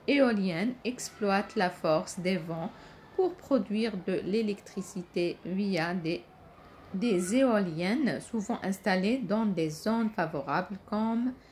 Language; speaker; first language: French; non-native, local second language; Arabic